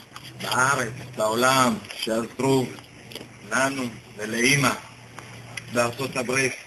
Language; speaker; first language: Hebrew; early bilingual, other home language; Romanian